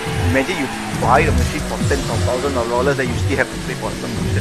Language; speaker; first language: English; non-native, local second language; Malay